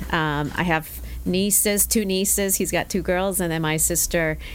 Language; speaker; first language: English; early bilingual, other home language; Spanish